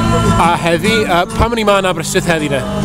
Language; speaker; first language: Welsh; native; Welsh